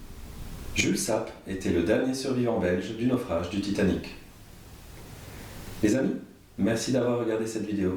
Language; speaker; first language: French; non-native, local second language; Dutch